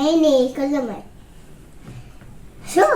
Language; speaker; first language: Swedish; early bilingual, other home language; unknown